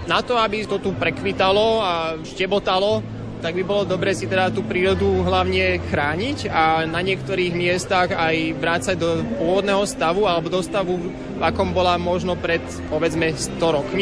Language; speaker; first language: Slovak; native; Slovak